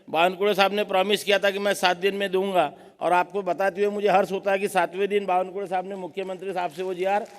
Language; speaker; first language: Hindi; non-native, local second language; Marathi